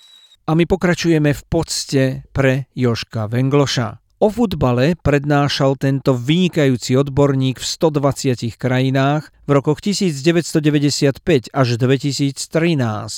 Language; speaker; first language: Slovak; native; Slovak